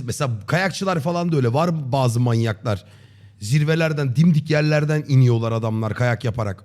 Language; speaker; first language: Turkish; native; Turkish